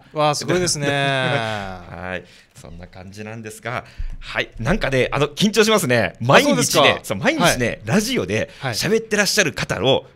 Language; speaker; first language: Japanese; native; Japanese